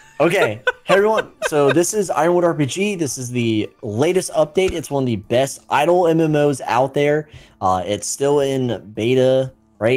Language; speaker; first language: English; native; English